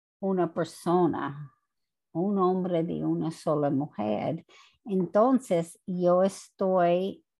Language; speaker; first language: Spanish; non-native, fluent; English